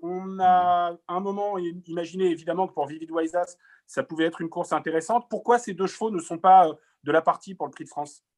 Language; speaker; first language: French; native; French